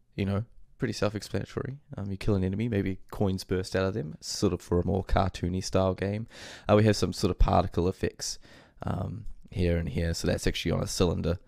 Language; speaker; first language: English; native; English